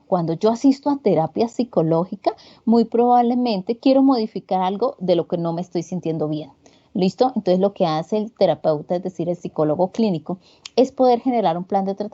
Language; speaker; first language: Spanish; native; Spanish